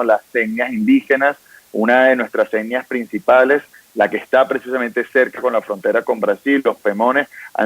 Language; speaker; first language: Spanish; native; Spanish